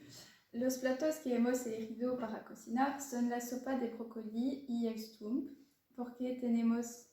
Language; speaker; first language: Spanish; non-native, learner; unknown